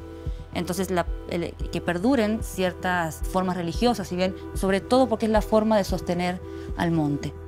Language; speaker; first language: Spanish; native; Spanish